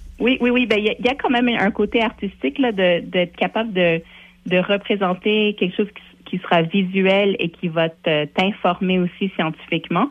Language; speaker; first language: French; native; French